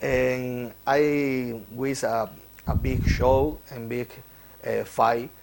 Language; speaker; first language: English; non-native, learner; Spanish